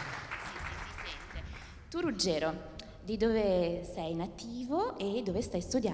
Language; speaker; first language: Italian; native; Italian